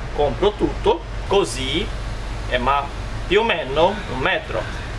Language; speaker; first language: Italian; non-native, learner; Portuguese